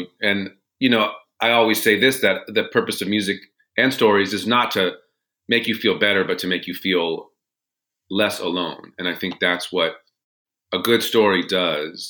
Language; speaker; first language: English; native; English